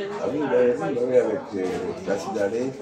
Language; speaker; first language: French; non-native, learner; Spanish